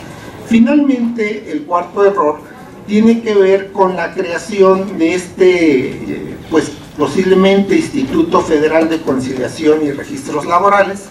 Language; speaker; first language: Spanish; native; Spanish